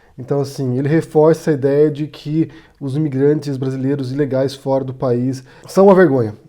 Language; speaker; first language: Portuguese; native; Portuguese